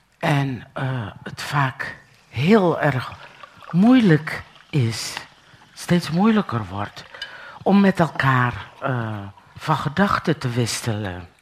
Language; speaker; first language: Dutch; native; Dutch